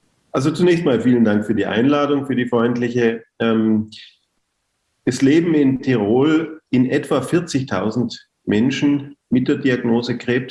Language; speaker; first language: German; native; German